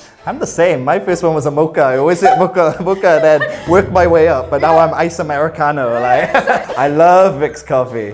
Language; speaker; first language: English; native; English